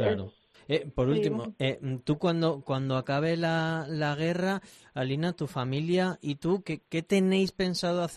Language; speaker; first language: Spanish; native; Spanish